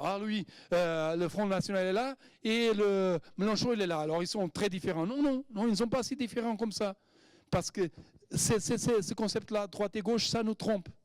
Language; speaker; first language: French; non-native, fluent; Portuguese